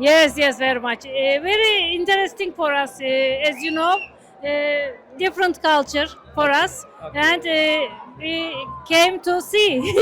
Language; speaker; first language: English; non-native, learner; Turkish